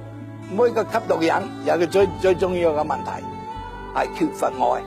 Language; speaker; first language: Cantonese; non-native, fluent; English